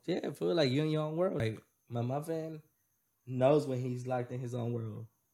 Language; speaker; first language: English; early bilingual, other home language; Spanish